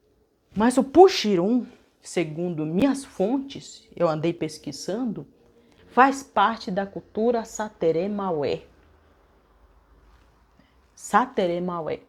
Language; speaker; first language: Portuguese; non-native, local second language; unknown